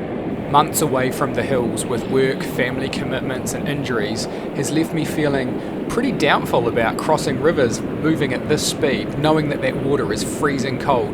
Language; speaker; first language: English; native; English